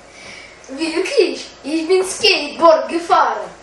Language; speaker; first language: German; non-native, learner; Russian